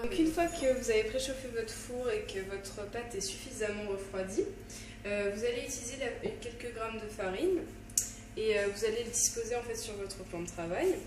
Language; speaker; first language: French; native; French